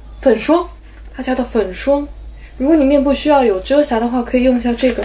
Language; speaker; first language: Chinese; native; Chinese